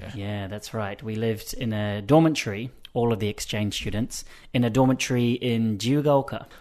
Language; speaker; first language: English; native; English